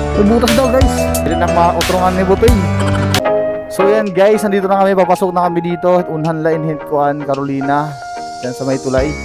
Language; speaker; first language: Filipino; non-native, local second language; Waray